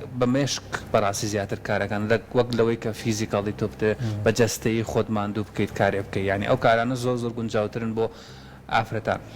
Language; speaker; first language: Central Kurdish; native; Central Kurdish